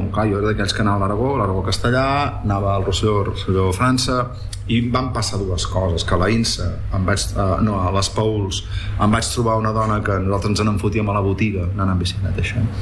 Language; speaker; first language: Catalan; non-native, local second language; Spanish